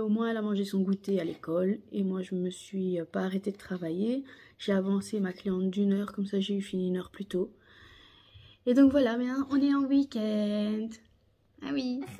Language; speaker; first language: French; native; French